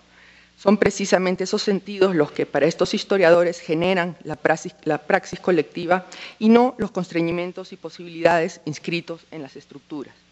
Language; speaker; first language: Spanish; native; Spanish